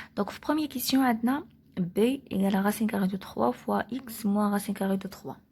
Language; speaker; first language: French; non-native, local second language; Arabic